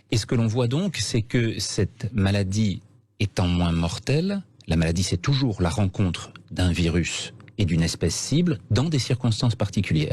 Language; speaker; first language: French; native; French